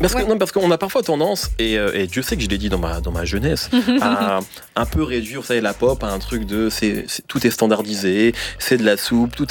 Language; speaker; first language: French; native; French